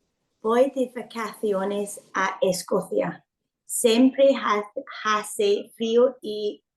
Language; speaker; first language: Spanish; non-native, learner; English